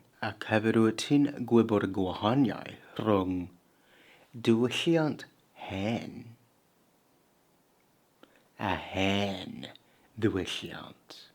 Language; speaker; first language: Welsh; non-native, fluent; English